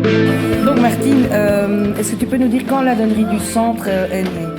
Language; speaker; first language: French; native; French